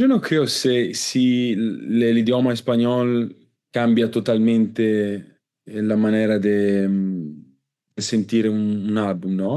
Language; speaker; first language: Spanish; non-native, learner; Italian